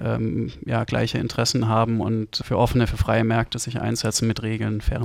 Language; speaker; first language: German; native; German